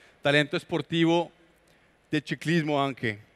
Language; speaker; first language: Italian; non-native, learner; Spanish